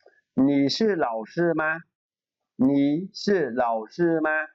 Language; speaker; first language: Chinese; non-native, fluent; Khmer